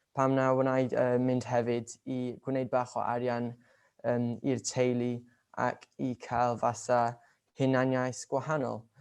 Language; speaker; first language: Welsh; non-native, local second language; English